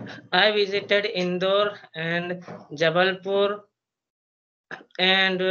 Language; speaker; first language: English; non-native, learner; Hindi